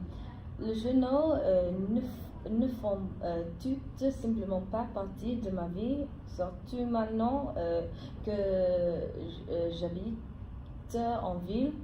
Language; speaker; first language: French; non-native, fluent; English